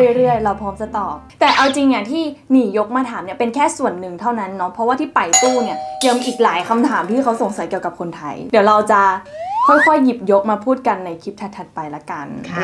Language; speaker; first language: Thai; native; Thai